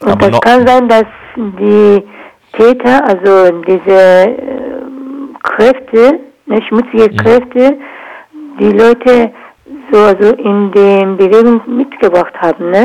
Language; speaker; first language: German; non-native, learner; Kurdish